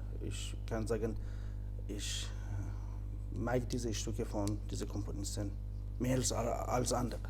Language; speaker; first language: German; non-native, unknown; Persian